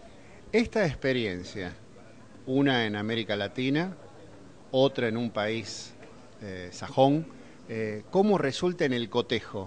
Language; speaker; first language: Spanish; native; Spanish